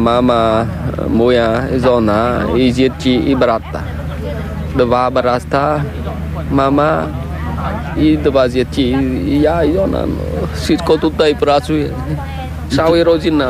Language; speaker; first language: Polish; non-native, learner; Vietnamese